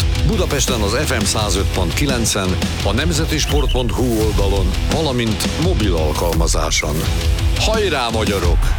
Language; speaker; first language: Hungarian; native; Hungarian